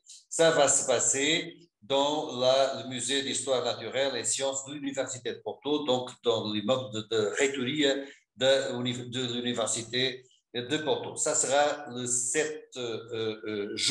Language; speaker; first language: French; non-native, fluent; Portuguese